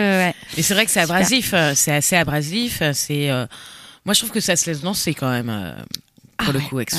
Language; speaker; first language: French; native; French